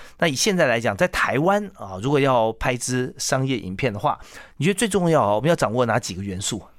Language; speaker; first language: Chinese; native; Chinese